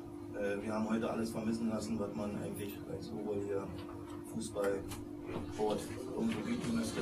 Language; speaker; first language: German; native; German